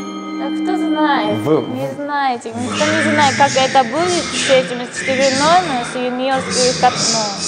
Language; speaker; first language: Russian; non-native, fluent; Japanese